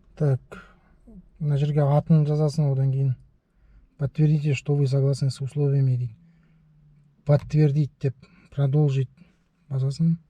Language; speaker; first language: Russian; non-native, local second language; Kazakh